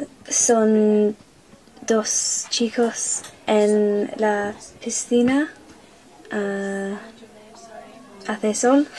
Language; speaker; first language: Spanish; non-native, learner; English